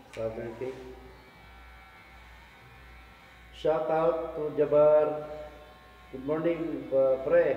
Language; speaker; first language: English; non-native, local second language; Filipino